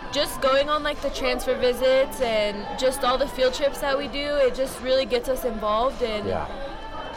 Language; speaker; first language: English; native; English